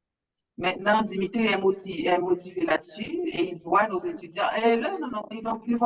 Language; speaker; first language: French; native; French